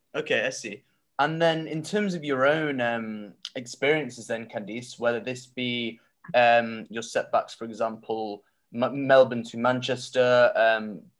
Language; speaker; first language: English; native; English